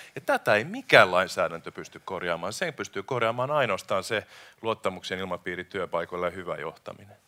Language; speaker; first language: Finnish; native; Finnish